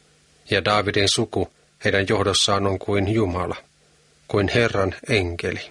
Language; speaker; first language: Finnish; native; Finnish